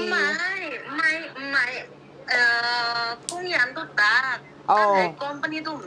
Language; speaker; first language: Cantonese; non-native, learner; Javanese